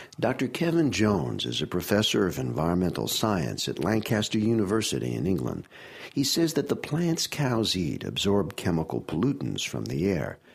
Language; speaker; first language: English; native; English